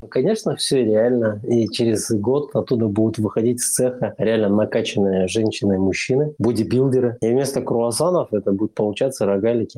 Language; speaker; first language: Russian; native; Russian